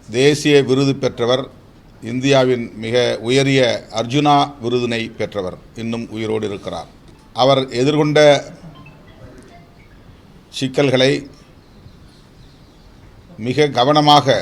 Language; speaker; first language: Tamil; native; Tamil